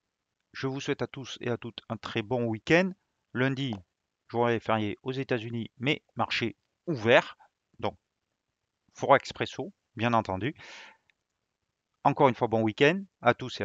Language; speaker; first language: French; native; French